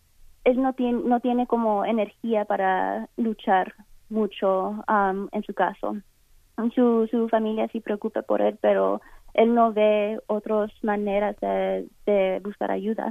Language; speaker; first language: Spanish; early bilingual, heritage; Spanish